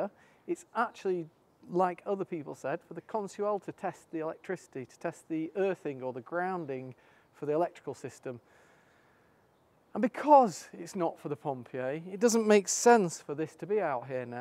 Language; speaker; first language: English; native; English